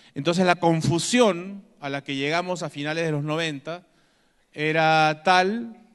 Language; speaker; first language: Spanish; native; Spanish